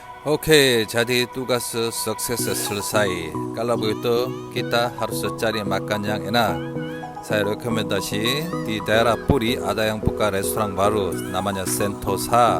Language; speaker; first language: Indonesian; non-native, learner; Korean